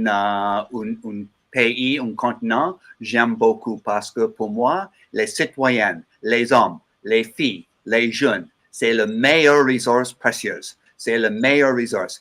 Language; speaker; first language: French; non-native, learner; English